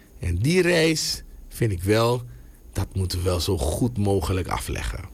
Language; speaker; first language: Dutch; native; Dutch